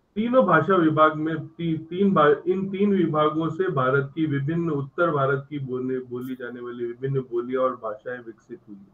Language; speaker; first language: Hindi; native; Hindi